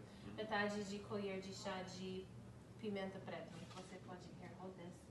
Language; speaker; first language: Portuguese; non-native, learner; English